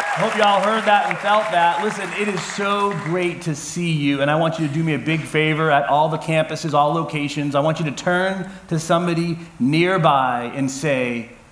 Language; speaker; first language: English; native; English